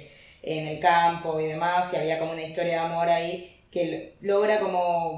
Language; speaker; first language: Spanish; native; Spanish